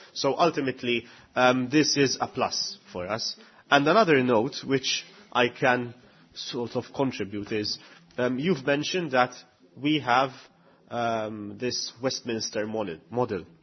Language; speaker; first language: English; non-native, local second language; Maltese